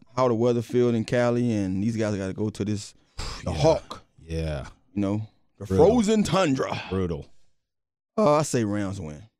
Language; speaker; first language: English; native; English